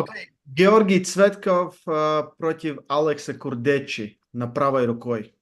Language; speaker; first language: Russian; non-native, fluent; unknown